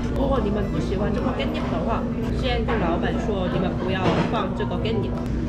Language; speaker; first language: Chinese; non-native, fluent; Korean